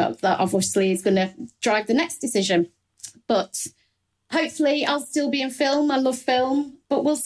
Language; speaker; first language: English; native; English